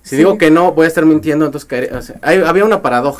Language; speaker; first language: Spanish; native; Spanish